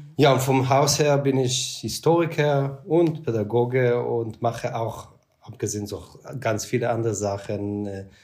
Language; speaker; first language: German; non-native, fluent; Hebrew